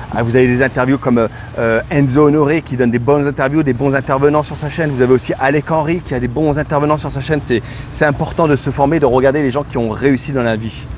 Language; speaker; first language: French; native; French